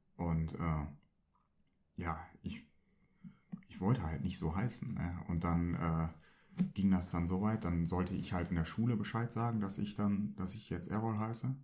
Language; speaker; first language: German; early bilingual, other home language; Turkish